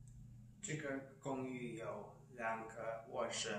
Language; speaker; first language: Chinese; non-native, learner; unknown